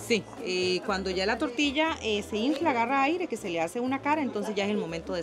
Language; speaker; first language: Spanish; native; Spanish